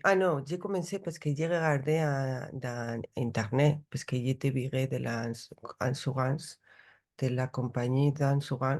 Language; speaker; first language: French; non-native, learner; Spanish